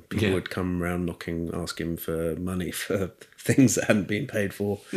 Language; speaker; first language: English; native; English